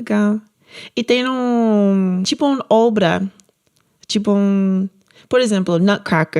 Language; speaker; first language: Portuguese; non-native, learner; English